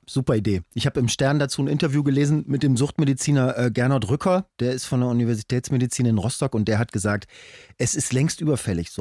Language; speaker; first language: German; native; German